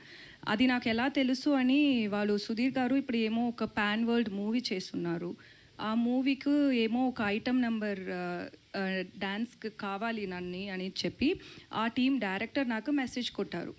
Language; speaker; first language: Telugu; non-native, learner; Tamil